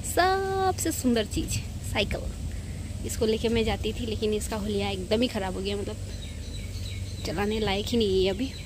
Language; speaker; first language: Hindi; non-native, local second language; Nepali